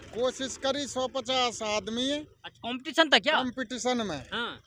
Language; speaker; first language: Hindi; native; Hindi